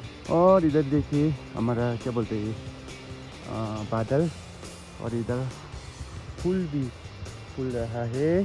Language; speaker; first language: Hindi; non-native, local second language; Nepali